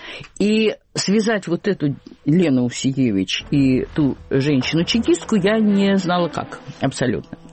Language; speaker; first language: Russian; native; Russian